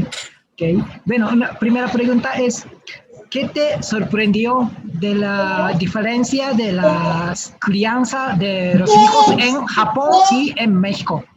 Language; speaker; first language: Spanish; non-native, fluent; Japanese